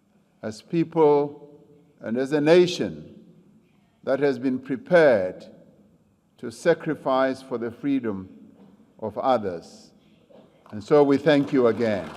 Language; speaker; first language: English; non-native, local second language; Venda